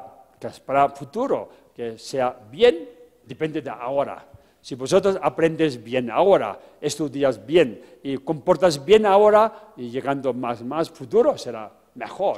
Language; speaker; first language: Spanish; non-native, fluent; Tibetan